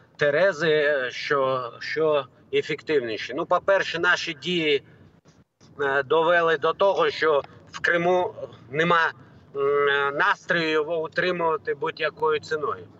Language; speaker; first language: Ukrainian; non-native, local second language; Crimean Tatar